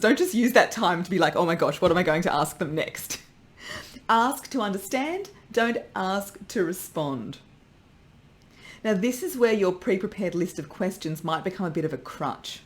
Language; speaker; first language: English; native; English